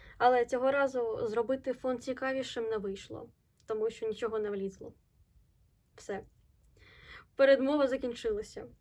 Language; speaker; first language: Ukrainian; non-native, local second language; Russian